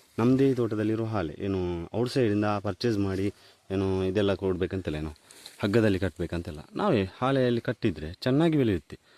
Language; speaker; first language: Kannada; non-native, local second language; Tulu